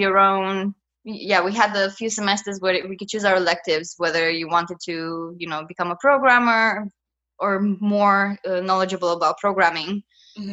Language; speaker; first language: English; non-native, fluent; Romanian